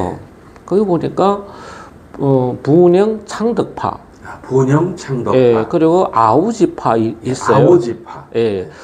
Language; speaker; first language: Korean; early bilingual, other home language; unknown